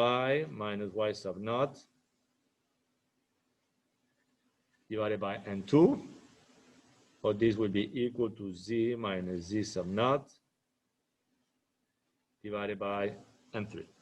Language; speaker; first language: English; non-native, fluent; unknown